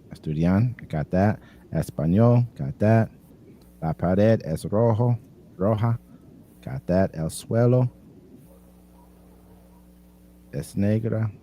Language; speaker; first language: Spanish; non-native, learner; English